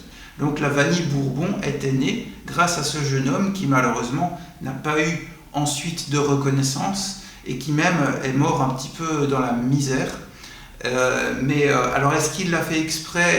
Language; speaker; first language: French; native; French